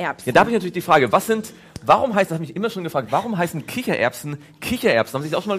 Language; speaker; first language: German; native; German